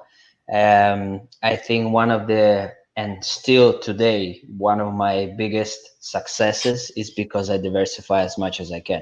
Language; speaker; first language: English; non-native, fluent; Russian